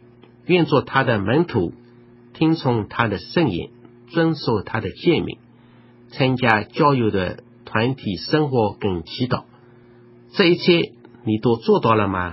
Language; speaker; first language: Chinese; native; Chinese